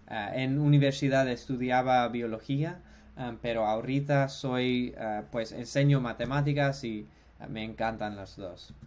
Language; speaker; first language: Spanish; non-native, fluent; English